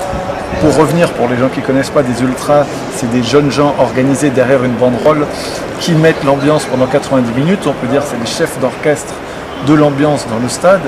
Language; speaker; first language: French; native; French